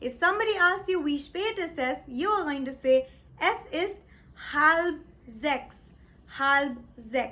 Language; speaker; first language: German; non-native, fluent; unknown